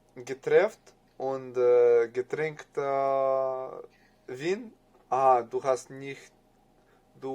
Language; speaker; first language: German; non-native, learner; English